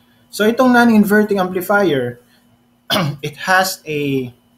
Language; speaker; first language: English; non-native, local second language; Filipino